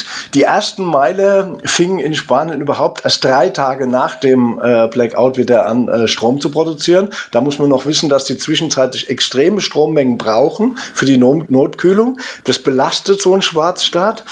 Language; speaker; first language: German; native; German